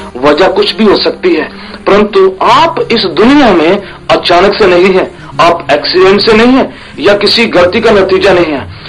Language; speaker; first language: Hindi; non-native, local second language; Punjabi